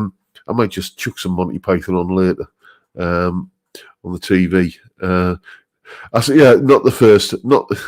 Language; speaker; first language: English; native; English